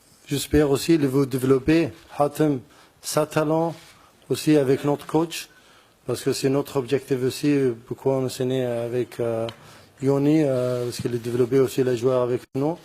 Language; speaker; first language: French; non-native, learner; Arabic